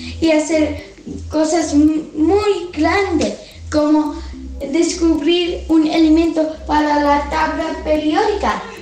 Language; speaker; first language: Spanish; early bilingual, heritage; Spanish